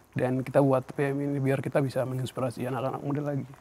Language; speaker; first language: Indonesian; non-native, local second language; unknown